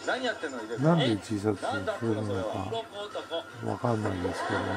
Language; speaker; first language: Japanese; native; Japanese